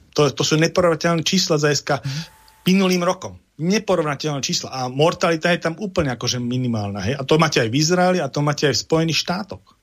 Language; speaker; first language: Slovak; native; Slovak